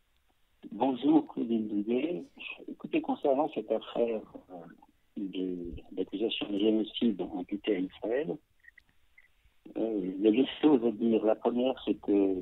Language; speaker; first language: French; native; French